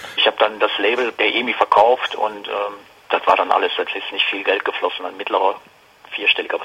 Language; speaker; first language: German; native; German